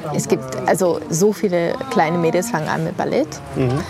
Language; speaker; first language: German; non-native, fluent; English